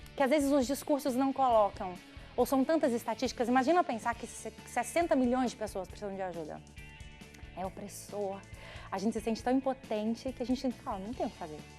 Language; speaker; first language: Portuguese; native; Portuguese